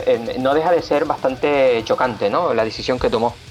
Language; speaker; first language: Spanish; native; Spanish